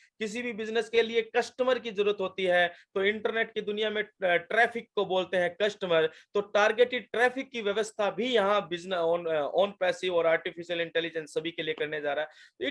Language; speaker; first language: Hindi; native; Hindi